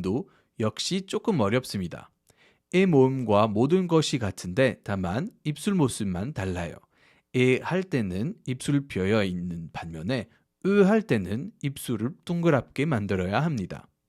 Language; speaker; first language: Korean; non-native, fluent; French